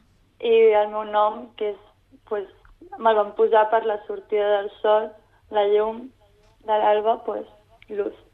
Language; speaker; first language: Catalan; non-native, local second language; Spanish